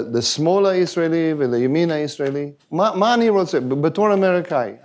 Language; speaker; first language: Hebrew; non-native, fluent; English